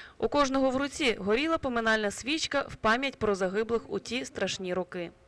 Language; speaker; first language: Ukrainian; native; Ukrainian